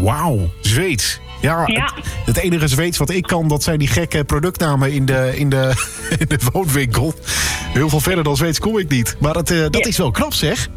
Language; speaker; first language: Dutch; native; Dutch